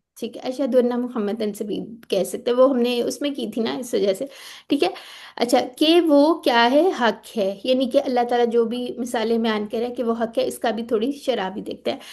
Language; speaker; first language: Urdu; native; Urdu